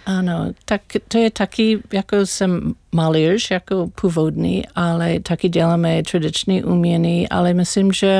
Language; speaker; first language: Czech; non-native, learner; English